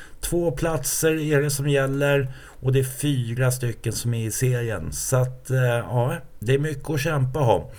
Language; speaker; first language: Swedish; native; Swedish